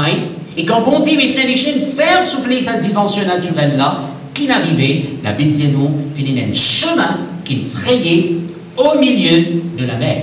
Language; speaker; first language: French; non-native, local second language; Morisyen